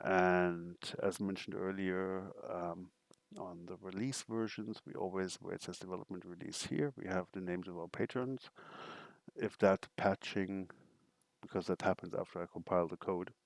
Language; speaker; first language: English; non-native, fluent; German